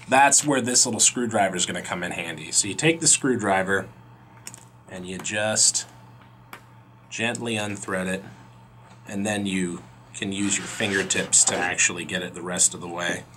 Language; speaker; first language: English; native; English